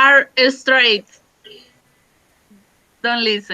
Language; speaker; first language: English; non-native, learner; Spanish